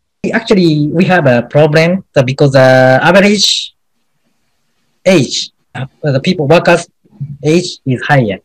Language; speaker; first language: English; non-native, learner; Japanese